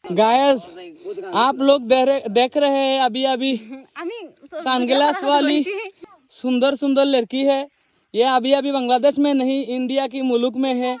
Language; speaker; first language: Hindi; non-native, learner; Bangla